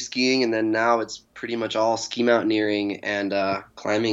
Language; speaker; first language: English; native; English